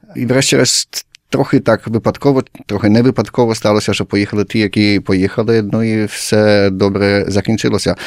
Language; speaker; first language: Ukrainian; early bilingual, heritage; Ukrainian